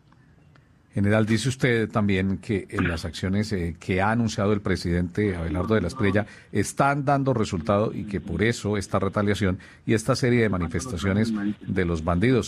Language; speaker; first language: Spanish; native; Spanish